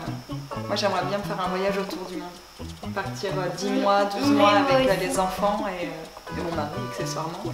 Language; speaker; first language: French; native; French